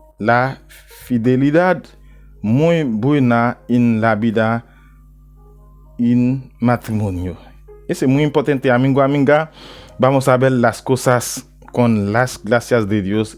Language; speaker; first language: Spanish; non-native, learner; Haitian Creole